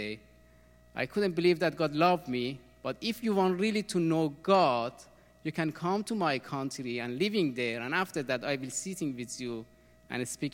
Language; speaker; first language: English; non-native, learner; Persian